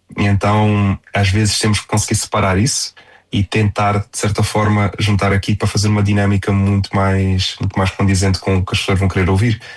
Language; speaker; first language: Portuguese; native; Portuguese